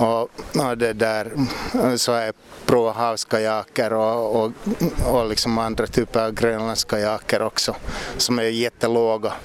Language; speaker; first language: Swedish; native; Swedish